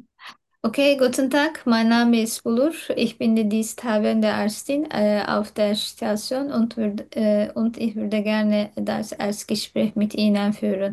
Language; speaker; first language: German; non-native, learner; Turkish